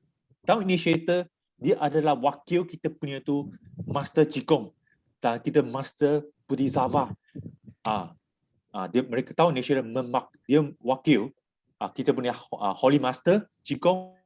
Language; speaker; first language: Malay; non-native, local second language; Chinese